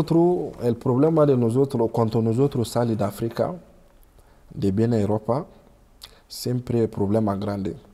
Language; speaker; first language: Spanish; non-native, learner; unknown